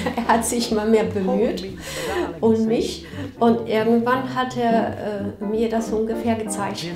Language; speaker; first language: German; non-native, fluent; Spanish